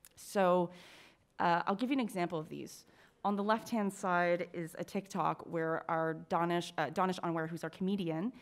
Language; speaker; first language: English; native; English